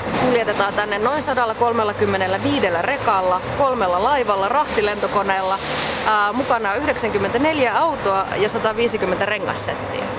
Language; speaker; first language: Finnish; native; Finnish